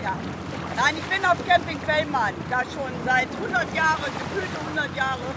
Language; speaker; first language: German; native; German